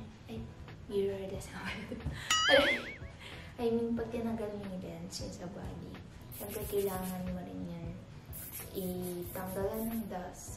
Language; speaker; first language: Filipino; native; Filipino